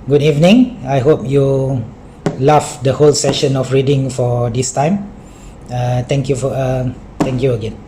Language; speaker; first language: English; non-native, local second language; Malay